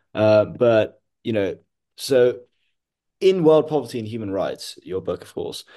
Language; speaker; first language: English; non-native, local second language; Hindi